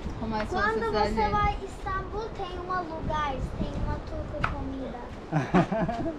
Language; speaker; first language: Portuguese; non-native, learner; Turkish